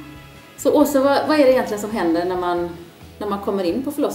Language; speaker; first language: Swedish; native; Swedish